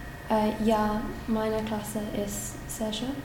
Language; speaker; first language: German; non-native, learner; English